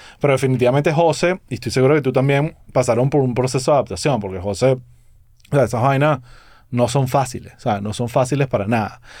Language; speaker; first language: Spanish; native; Spanish